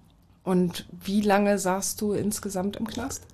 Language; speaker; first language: German; native; German